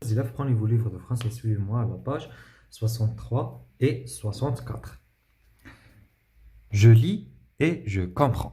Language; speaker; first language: French; non-native, local second language; Arabic